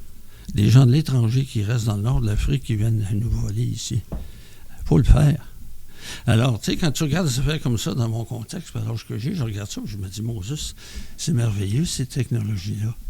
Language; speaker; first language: French; native; French